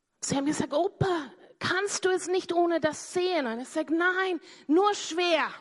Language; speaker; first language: German; non-native, fluent; English